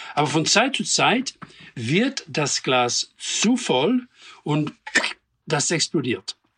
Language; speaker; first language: German; non-native, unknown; English